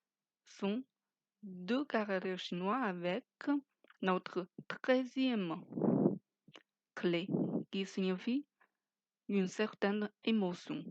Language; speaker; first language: French; non-native, fluent; Chinese